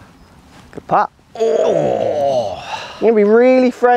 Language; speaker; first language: English; native; English